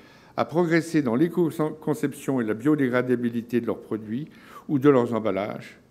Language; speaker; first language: French; native; French